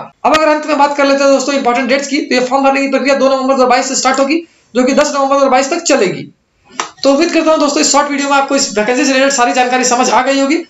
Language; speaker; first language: Hindi; native; Hindi